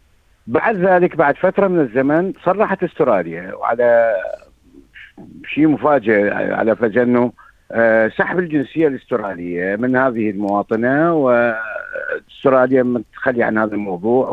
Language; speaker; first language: Arabic; native; Arabic